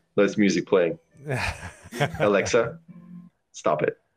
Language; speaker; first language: English; non-native, fluent; German